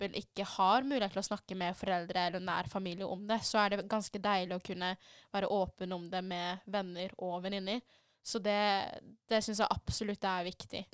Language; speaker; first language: Norwegian; early bilingual, other home language; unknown